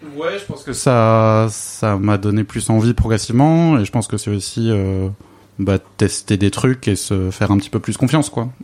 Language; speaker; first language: French; native; French